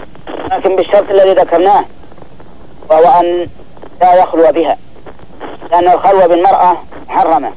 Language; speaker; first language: Arabic; native; Arabic